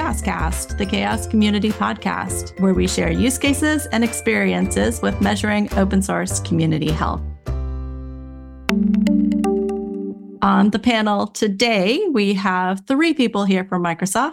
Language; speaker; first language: English; native; English